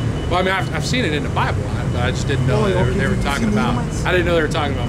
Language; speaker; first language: English; native; English